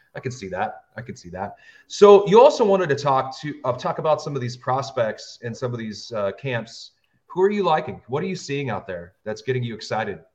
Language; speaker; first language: English; native; English